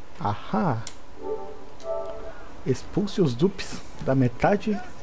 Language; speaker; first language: Portuguese; native; Portuguese